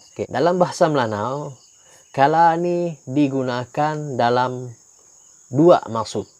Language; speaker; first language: Malay; non-native, local second language; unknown